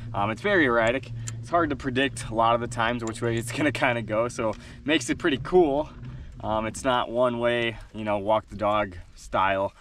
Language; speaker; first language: English; native; English